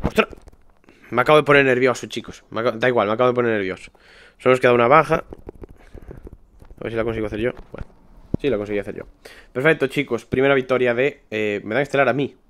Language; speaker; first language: Spanish; native; Spanish